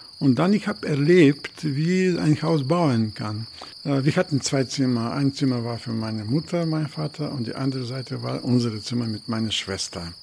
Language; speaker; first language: German; non-native, fluent; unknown